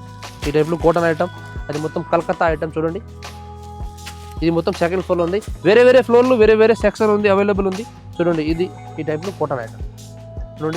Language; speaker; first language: Telugu; non-native, local second language; Urdu